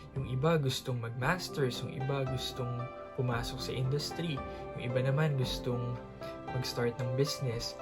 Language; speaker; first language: Filipino; native; Filipino